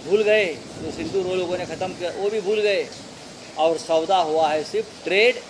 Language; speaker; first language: Hindi; non-native, local second language; Marathi